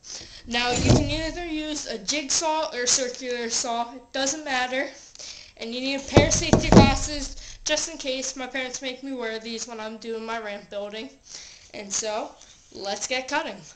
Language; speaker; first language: English; native; English